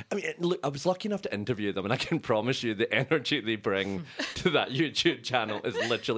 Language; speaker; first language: English; native; English